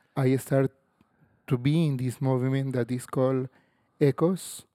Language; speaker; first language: English; non-native, learner; Spanish